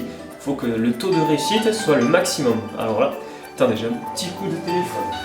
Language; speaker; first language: French; native; French